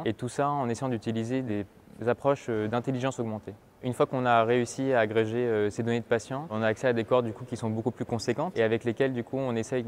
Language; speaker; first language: French; native; French